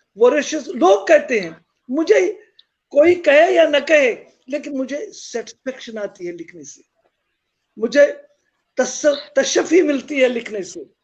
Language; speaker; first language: Hindi; non-native, local second language; Kashmiri